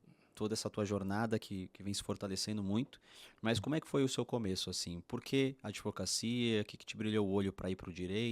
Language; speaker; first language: Portuguese; native; Portuguese